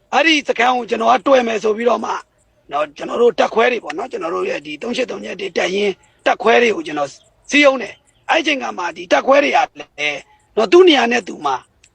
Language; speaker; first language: Burmese; native; Burmese